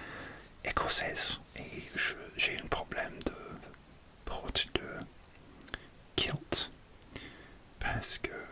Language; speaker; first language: French; non-native, learner; English